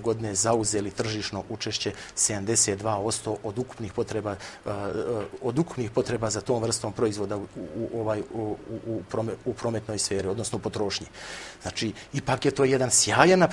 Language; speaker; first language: Croatian; native; Croatian